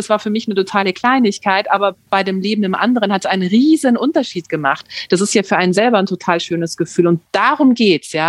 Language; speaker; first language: German; native; German